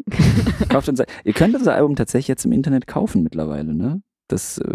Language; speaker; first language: German; native; German